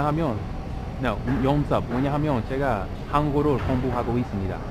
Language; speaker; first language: Korean; non-native, learner; English